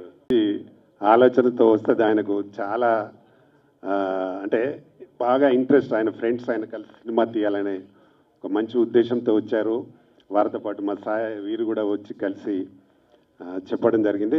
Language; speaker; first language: Telugu; native; Telugu